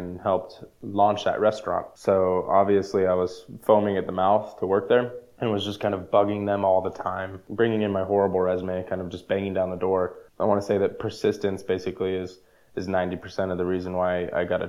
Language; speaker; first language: English; native; English